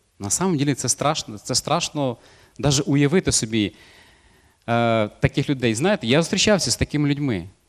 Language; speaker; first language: Ukrainian; non-native, local second language; Russian